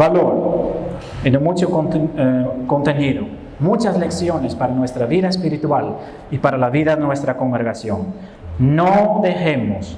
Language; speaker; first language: Spanish; non-native, fluent; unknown